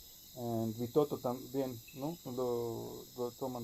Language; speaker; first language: Spanish; non-native, fluent; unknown